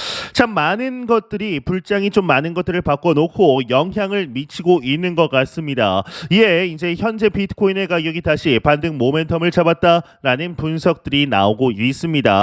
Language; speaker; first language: Korean; native; Korean